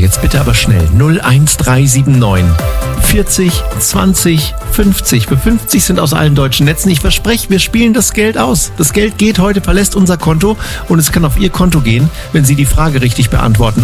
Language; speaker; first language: German; native; German